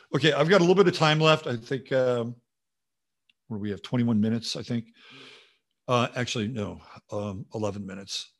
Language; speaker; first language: English; native; English